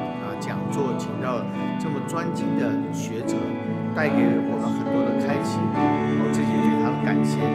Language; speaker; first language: Chinese; native; Chinese